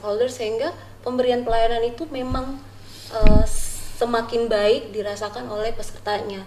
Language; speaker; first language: Indonesian; native; Indonesian